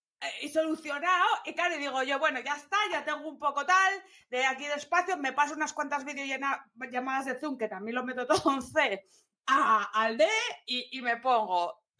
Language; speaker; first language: Spanish; native; Spanish